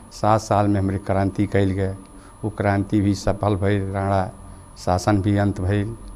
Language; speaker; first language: Bhojpuri; non-native, local second language; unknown